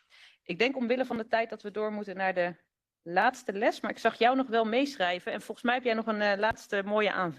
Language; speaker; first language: Dutch; native; Dutch